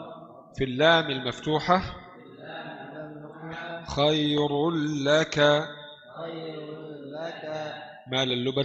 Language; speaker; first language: Arabic; non-native, fluent; Indonesian